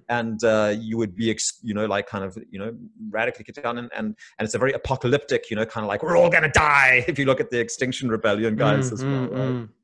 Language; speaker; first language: English; native; English